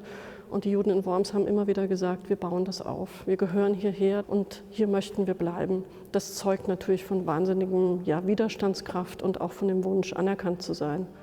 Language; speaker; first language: German; native; German